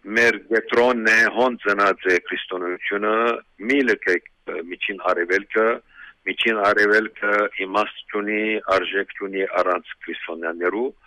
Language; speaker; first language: Armenian; early bilingual, heritage; Armenian